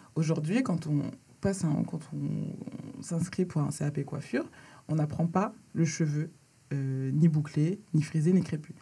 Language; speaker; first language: French; early bilingual, other home language; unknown